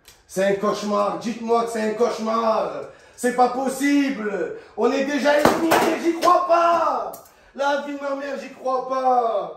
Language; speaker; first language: French; native; French